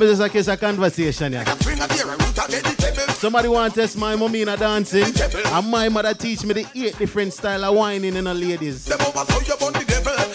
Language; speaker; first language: English; non-native, local second language; Jamaican Creole English